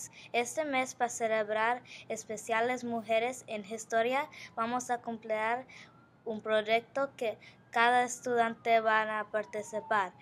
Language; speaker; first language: Spanish; non-native, learner; English